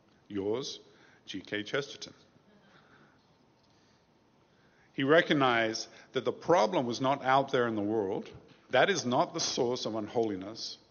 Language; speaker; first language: English; native; English